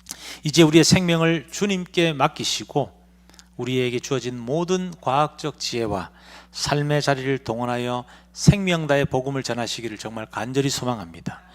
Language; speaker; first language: Korean; native; Korean